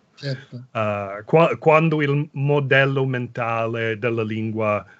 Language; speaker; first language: Italian; non-native, fluent; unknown